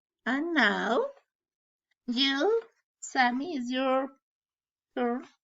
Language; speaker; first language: English; non-native, learner; Spanish